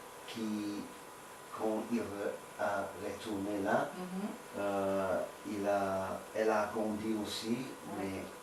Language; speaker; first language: French; non-native, learner; English